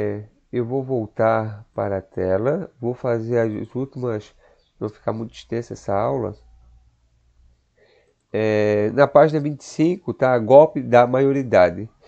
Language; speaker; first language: Portuguese; native; Portuguese